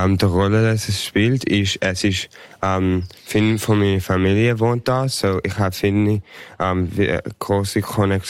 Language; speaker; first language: German; early bilingual, heritage; English